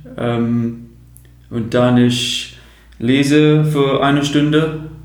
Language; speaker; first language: German; non-native, learner; English